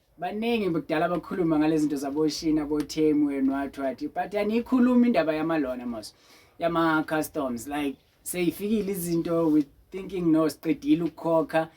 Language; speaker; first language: Zulu; non-native, local second language; Southern Sotho